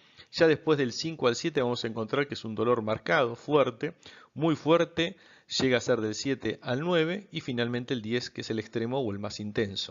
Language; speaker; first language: Spanish; native; Spanish